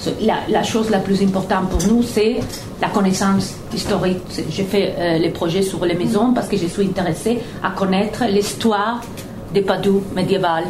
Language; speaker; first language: French; non-native, fluent; Italian